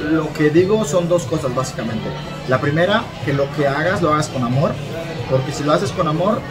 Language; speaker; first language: Spanish; native; Spanish